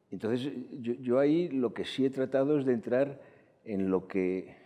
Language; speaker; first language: Spanish; native; Spanish